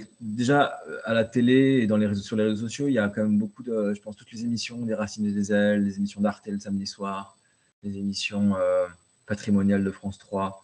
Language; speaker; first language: French; native; French